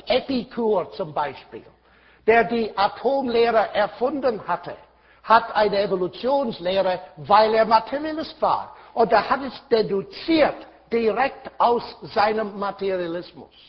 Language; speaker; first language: German; non-native, fluent; English